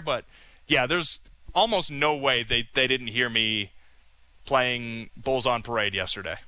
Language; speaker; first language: English; native; English